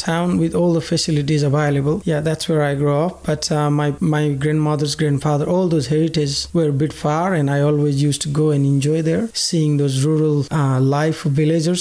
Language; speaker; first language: English; non-native, local second language; Nepali